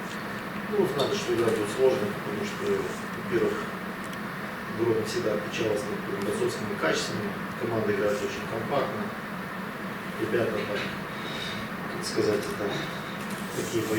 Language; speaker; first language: Russian; native; Russian